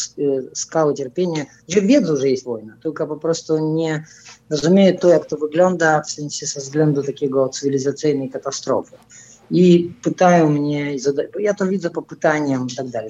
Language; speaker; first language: Polish; non-native, fluent; Russian